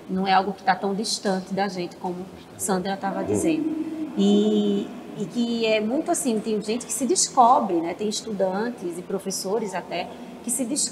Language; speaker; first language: Portuguese; native; Portuguese